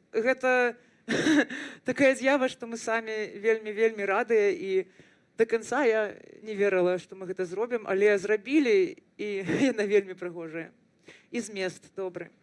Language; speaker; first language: Belarusian; non-native, local second language; Russian